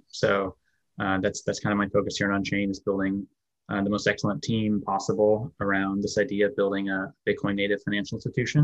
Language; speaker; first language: English; native; English